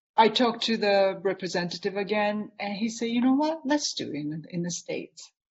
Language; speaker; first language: English; non-native, fluent; Japanese